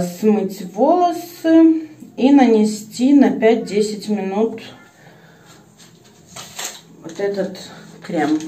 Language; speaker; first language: Russian; native; Russian